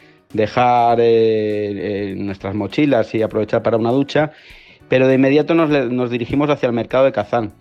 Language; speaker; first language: Spanish; native; Spanish